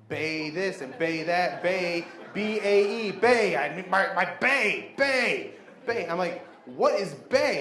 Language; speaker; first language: English; native; English